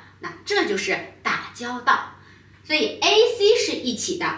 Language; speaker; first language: Chinese; native; Chinese